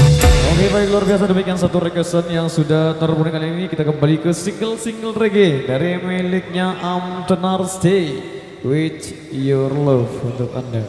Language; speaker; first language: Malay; non-native, local second language; Sasak